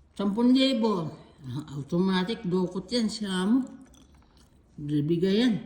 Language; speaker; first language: Filipino; native; Filipino